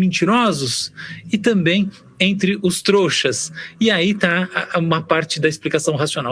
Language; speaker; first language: Portuguese; native; Portuguese